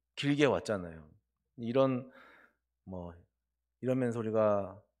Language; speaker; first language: Korean; native; Korean